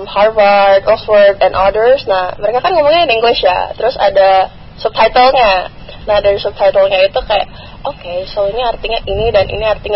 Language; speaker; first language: English; non-native, learner; Indonesian